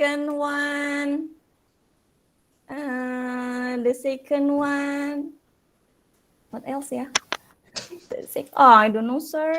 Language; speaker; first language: English; non-native, learner; Indonesian